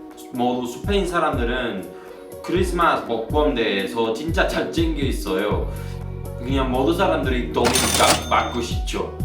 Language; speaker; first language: Korean; non-native, learner; Spanish